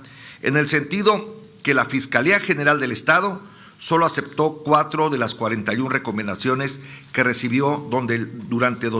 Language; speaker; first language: Spanish; native; Spanish